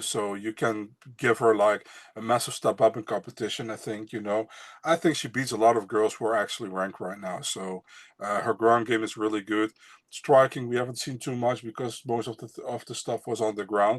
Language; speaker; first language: English; non-native, fluent; Dutch